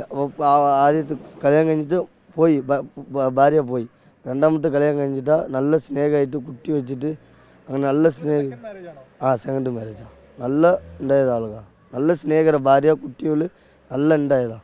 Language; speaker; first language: Malayalam; non-native, local second language; Tamil